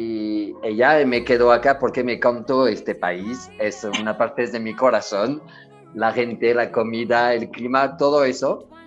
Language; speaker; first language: Spanish; non-native, learner; French